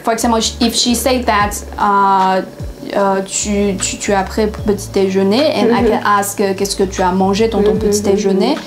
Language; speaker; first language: French; non-native, fluent; Chinese